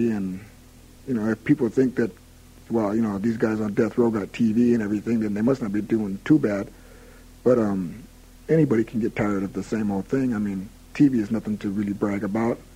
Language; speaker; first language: English; native; English